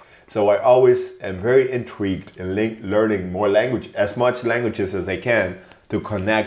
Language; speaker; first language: English; non-native, fluent; Papiamento